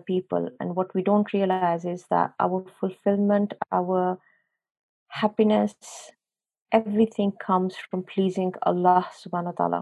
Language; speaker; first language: English; non-native, local second language; Urdu